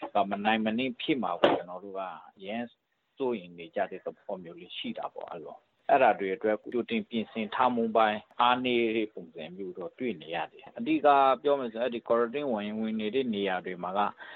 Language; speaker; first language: Burmese; native; Burmese